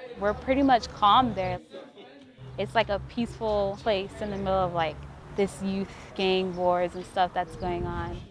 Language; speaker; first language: English; native; English